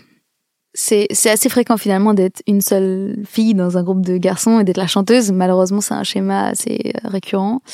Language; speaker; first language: French; native; French